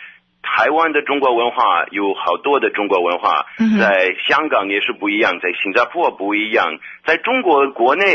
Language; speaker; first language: Chinese; non-native, fluent; English